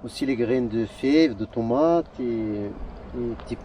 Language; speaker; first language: French; non-native, learner; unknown